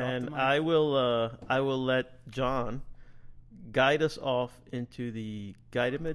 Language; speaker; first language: English; native; English